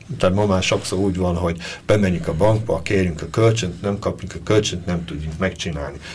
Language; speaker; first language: Hungarian; early bilingual, heritage; Hungarian